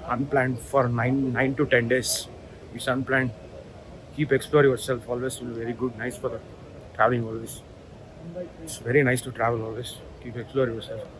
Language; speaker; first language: English; non-native, local second language; Kannada